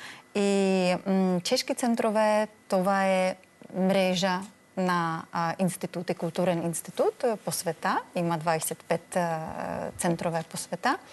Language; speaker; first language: Bulgarian; non-native, learner; Czech